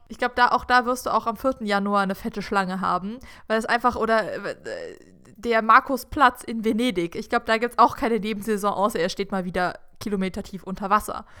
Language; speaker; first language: German; native; German